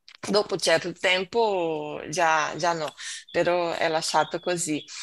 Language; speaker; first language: Italian; non-native, learner; Portuguese